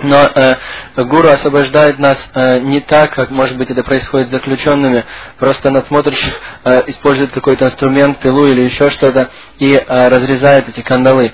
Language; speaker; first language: Russian; native; Russian